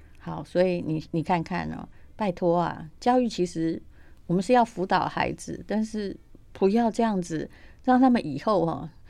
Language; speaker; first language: Chinese; native; Chinese